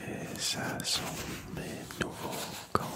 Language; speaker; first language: French; non-native, local second language; Dutch